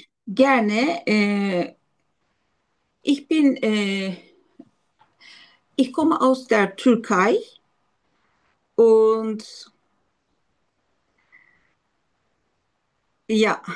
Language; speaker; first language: German; non-native, learner; Turkish